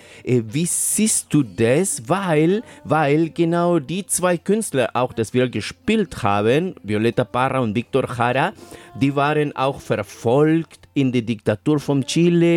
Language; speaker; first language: German; non-native, fluent; Spanish